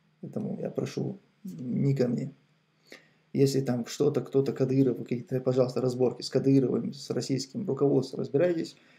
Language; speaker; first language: Russian; non-native, local second language; Chechen